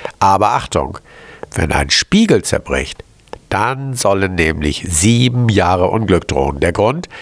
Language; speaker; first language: German; native; German